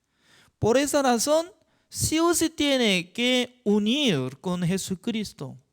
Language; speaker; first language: Spanish; non-native, fluent; Korean